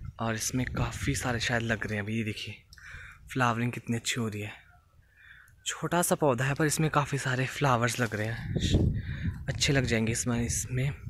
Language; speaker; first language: Hindi; native; Hindi